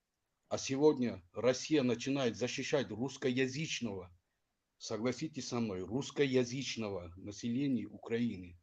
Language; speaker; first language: Russian; non-native, fluent; Tajik